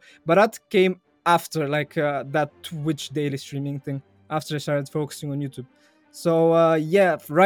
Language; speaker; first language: English; non-native, fluent; Bulgarian